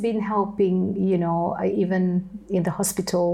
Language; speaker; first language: English; non-native, fluent; French